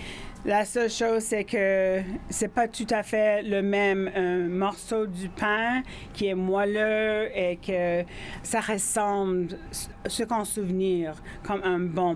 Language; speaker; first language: French; non-native, fluent; English